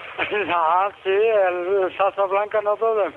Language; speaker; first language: Spanish; non-native, learner; Turkish